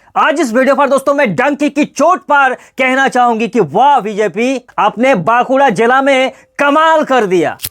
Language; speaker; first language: Hindi; non-native, local second language; Bangla